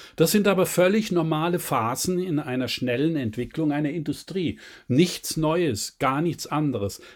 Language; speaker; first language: German; native; German